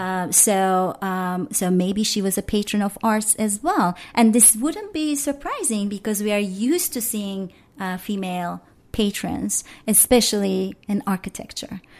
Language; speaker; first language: English; non-native, fluent; Turkish